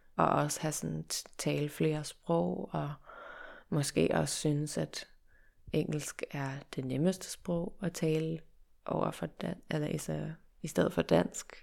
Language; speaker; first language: Danish; early bilingual, heritage; Danish